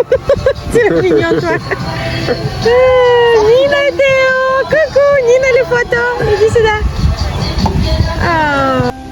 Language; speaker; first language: French; non-native, learner; Russian